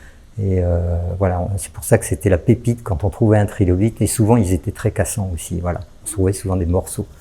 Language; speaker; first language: French; native; French